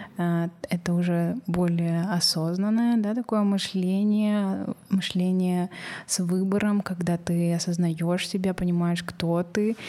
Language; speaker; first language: Russian; native; Russian